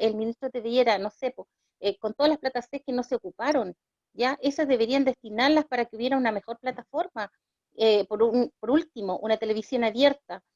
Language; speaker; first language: Spanish; native; Spanish